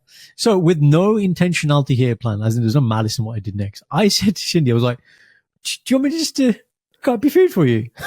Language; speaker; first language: English; early bilingual, other home language; Punjabi